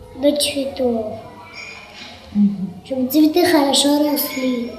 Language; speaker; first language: Russian; native; Russian